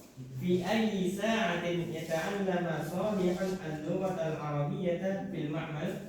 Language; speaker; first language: Arabic; non-native, learner; Indonesian